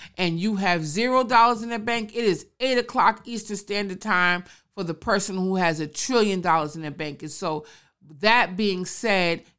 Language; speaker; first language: English; native; English